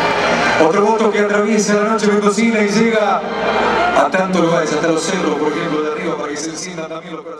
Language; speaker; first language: Spanish; native; Spanish